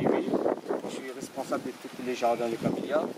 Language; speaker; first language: French; non-native, local second language; Réunion Creole French